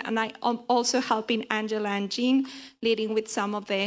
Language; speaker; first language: English; non-native, fluent; Spanish